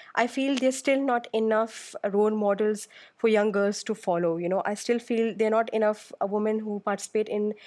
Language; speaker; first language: English; non-native, local second language; Urdu